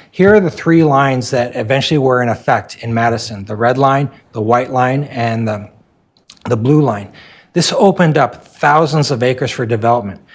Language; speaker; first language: English; native; English